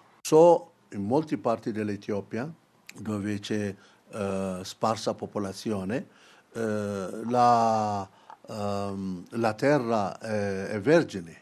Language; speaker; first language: Italian; non-native, fluent; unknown